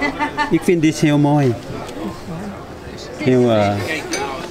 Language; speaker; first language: Dutch; non-native, learner; Thai